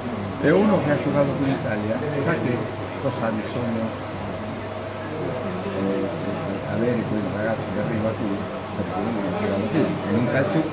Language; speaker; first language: Italian; non-native, fluent; Spanish